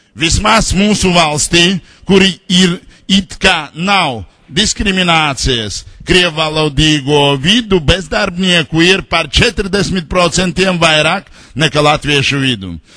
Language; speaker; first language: Latvian; non-native, local second language; Russian